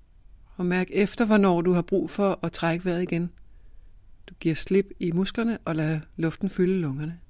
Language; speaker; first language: Danish; native; Danish